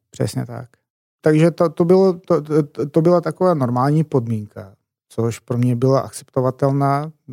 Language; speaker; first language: Czech; non-native, fluent; Macedonian